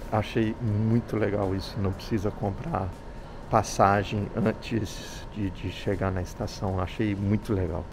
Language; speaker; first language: Portuguese; early bilingual, other home language; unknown